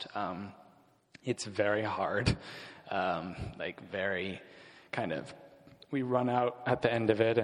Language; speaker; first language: English; native; English